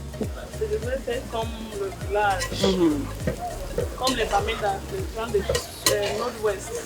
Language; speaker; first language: French; non-native, local second language; English